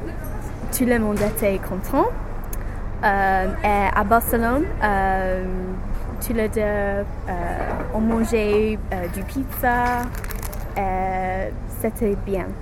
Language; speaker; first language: French; non-native, learner; English